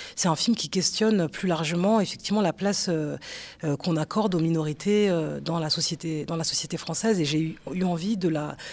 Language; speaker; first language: French; native; French